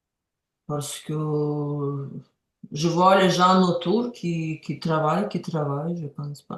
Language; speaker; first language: French; non-native, learner; Ukrainian